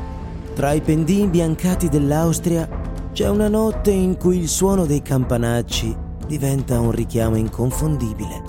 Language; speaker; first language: Italian; native; Italian